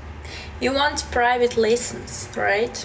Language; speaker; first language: English; non-native, learner; Belarusian